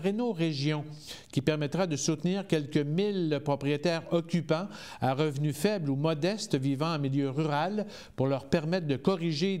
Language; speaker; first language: French; native; French